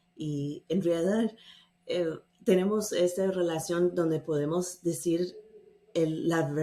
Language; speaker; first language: Spanish; non-native, fluent; English